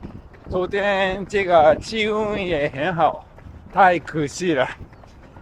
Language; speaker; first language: Chinese; non-native, learner; Japanese